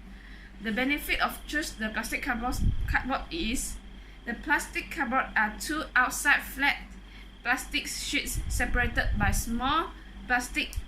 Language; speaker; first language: English; non-native, local second language; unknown